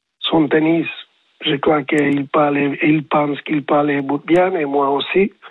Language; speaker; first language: French; non-native, learner; Spanish